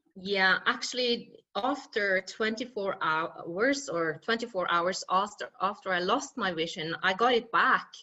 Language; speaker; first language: English; non-native, fluent; Norwegian